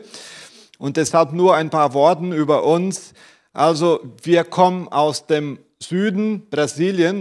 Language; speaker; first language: German; non-native, fluent; Portuguese